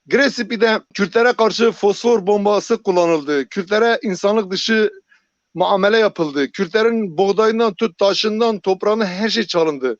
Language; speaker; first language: Turkish; non-native, local second language; Kurdish